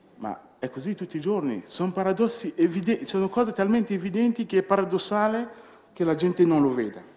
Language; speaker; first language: Italian; non-native, fluent; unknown